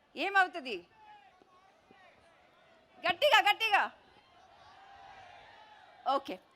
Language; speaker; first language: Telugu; non-native, local second language; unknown